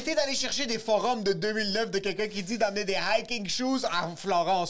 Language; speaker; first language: French; native; French